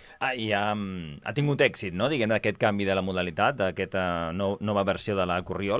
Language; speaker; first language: Catalan; native; Catalan